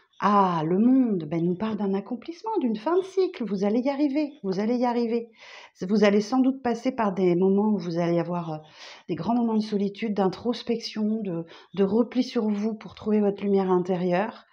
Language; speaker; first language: French; native; French